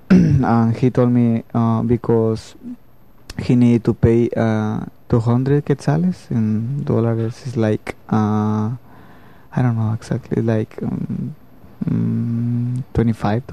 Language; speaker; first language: English; non-native, learner; Spanish